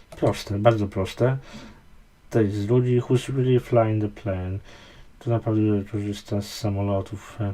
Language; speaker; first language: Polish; native; Polish